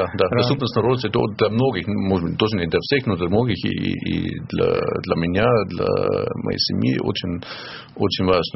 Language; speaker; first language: Russian; non-native, fluent; German